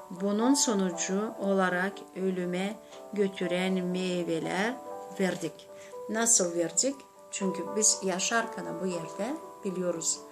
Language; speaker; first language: Turkish; non-native, learner; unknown